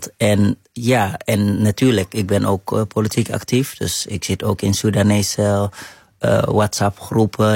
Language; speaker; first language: Dutch; non-native, fluent; Arabic